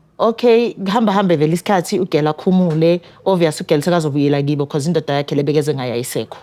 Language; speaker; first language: Zulu; native; Zulu